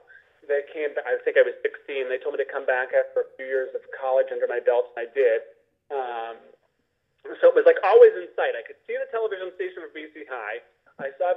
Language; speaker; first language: English; native; English